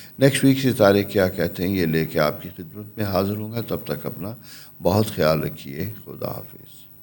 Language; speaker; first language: Urdu; non-native, local second language; Punjabi